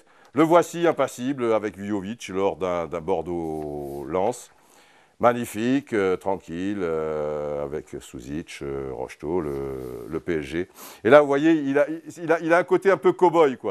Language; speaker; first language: French; native; French